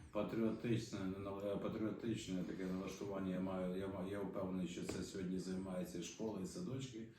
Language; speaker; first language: Ukrainian; native; Ukrainian